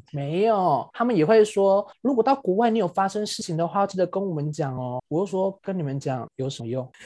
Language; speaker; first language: Chinese; native; Chinese